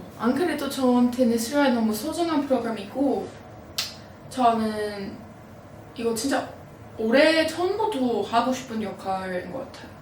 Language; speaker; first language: Korean; non-native, fluent; English